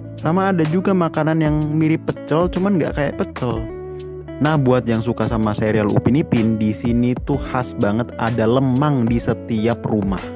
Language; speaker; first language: Indonesian; native; Indonesian